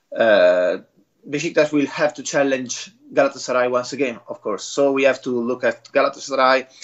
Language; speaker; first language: English; non-native, fluent; Italian